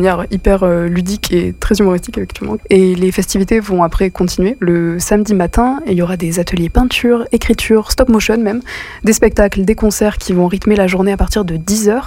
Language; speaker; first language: French; native; French